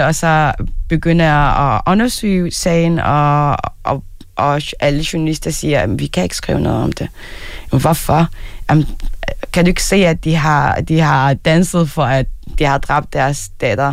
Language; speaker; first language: Danish; early bilingual, other home language; Arabic